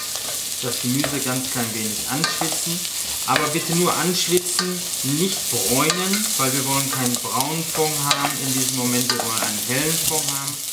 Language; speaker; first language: German; native; German